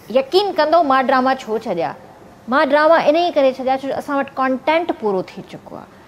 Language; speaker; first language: Sindhi; native; Sindhi